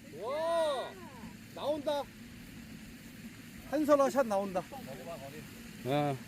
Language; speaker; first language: Korean; native; Korean